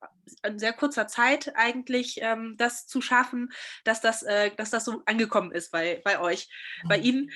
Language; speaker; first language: German; native; German